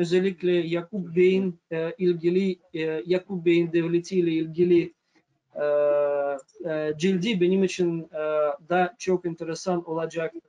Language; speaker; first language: Turkish; non-native, fluent; Russian